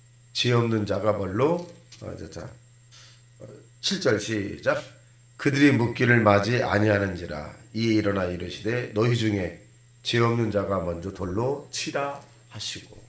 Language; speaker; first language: Korean; native; Korean